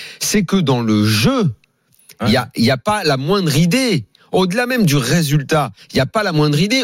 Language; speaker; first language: French; native; French